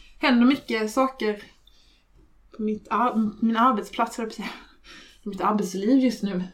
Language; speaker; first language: Swedish; native; Swedish